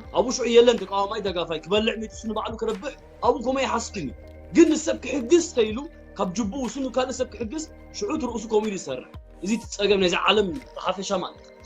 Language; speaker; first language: Tigrinya; native; Tigrinya